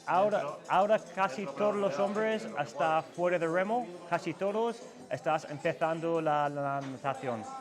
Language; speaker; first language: Spanish; non-native, learner; English